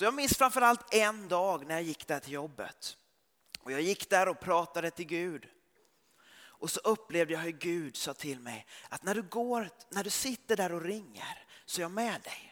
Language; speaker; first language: Swedish; early bilingual, heritage; Swedish